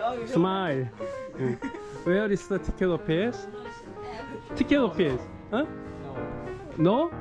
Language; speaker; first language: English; non-native, learner; Korean